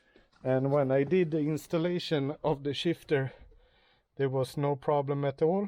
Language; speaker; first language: English; non-native, fluent; Swedish